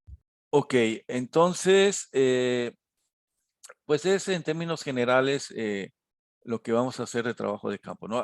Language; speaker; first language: Spanish; native; Spanish